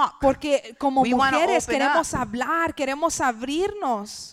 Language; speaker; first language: Spanish; early bilingual, heritage; English